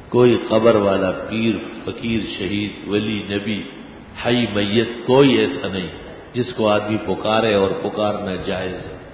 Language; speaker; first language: Urdu; non-native, local second language; Pashto